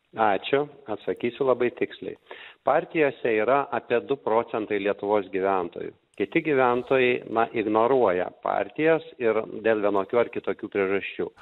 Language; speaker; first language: Lithuanian; native; Lithuanian